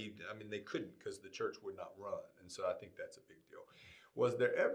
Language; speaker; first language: English; native; English